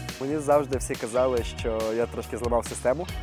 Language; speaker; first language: Ukrainian; native; Ukrainian